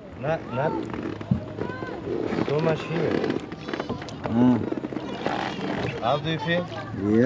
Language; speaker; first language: English; non-native, learner; Korean